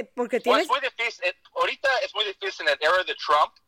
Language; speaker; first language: Spanish; early bilingual, heritage; Spanish